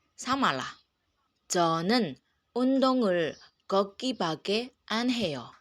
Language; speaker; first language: Korean; non-native, fluent; Burmese